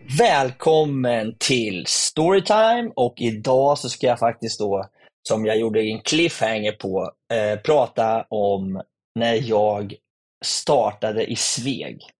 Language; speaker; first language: Swedish; native; Swedish